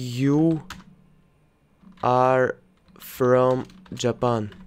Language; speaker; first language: English; non-native, learner; Russian